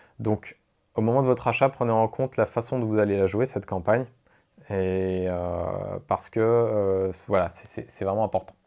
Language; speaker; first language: French; native; French